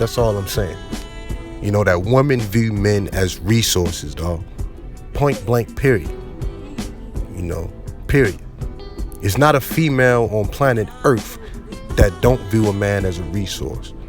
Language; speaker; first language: English; native; English